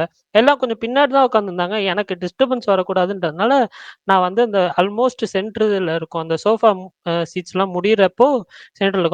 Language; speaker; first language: Tamil; native; Tamil